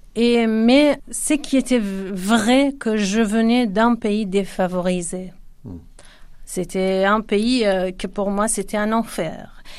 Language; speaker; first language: French; non-native, fluent; Kurdish